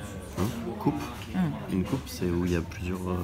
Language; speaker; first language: French; native; French